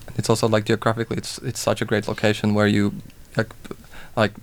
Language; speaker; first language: English; non-native, fluent; Finnish